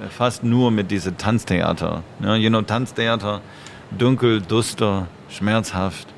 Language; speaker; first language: German; non-native, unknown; French